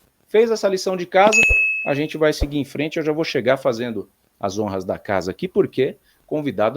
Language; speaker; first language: Portuguese; native; Portuguese